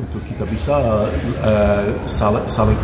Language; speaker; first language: Indonesian; non-native, fluent; English